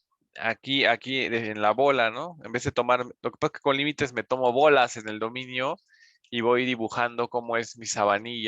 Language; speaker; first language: Spanish; native; Spanish